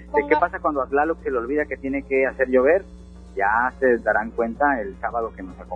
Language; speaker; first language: Spanish; native; Spanish